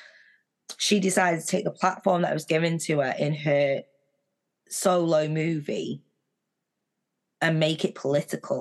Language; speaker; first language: English; native; English